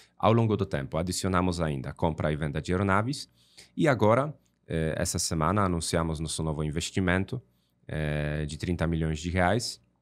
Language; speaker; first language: Portuguese; non-native, fluent; Polish